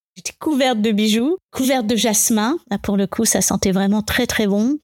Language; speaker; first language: French; native; French